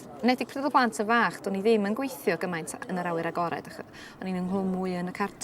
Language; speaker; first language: Welsh; native; Welsh